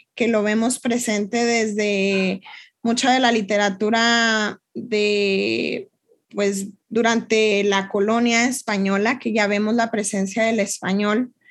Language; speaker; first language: Spanish; native; Spanish